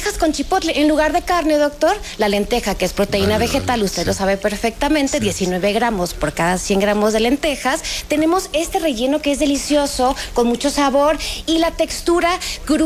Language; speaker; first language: Spanish; native; Spanish